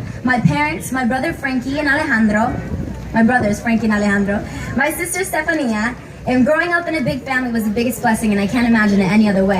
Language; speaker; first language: English; native; English